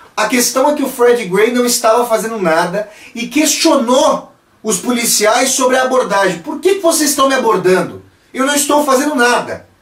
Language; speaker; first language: Portuguese; native; Portuguese